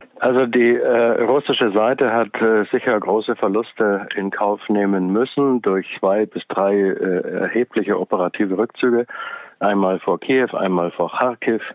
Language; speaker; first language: German; native; German